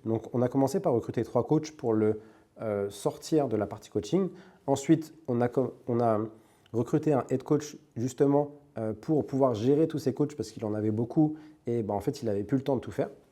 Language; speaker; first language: French; native; French